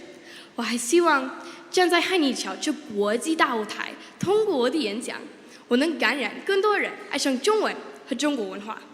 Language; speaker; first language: Chinese; non-native, learner; English